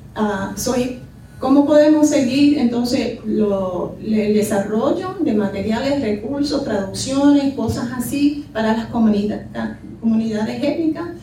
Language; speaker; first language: Spanish; early bilingual, heritage; Spanish